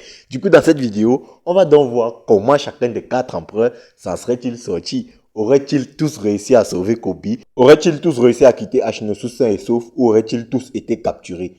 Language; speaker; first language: French; native; French